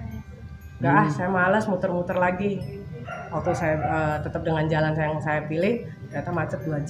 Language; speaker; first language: Indonesian; native; Indonesian